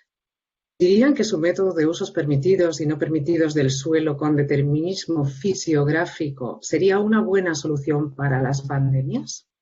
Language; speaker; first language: Spanish; native; Spanish